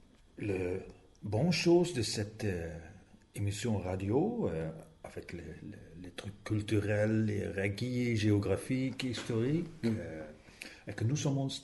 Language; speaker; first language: French; non-native, learner; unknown